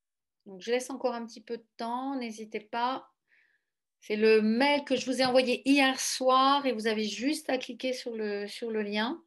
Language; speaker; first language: French; native; French